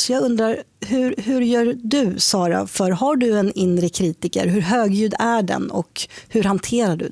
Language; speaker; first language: Swedish; native; Swedish